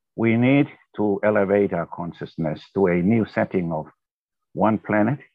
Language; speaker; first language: English; non-native, fluent; Tongan